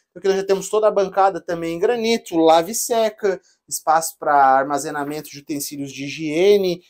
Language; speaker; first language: Portuguese; native; Portuguese